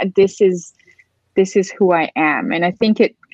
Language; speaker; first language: English; non-native, fluent; French